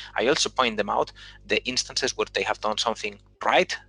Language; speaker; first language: English; non-native, fluent; Spanish